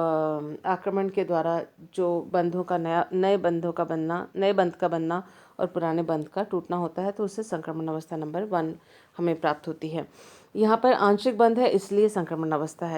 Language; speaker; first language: Hindi; native; Hindi